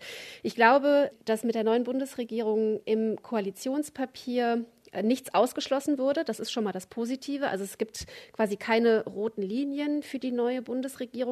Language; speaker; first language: German; native; German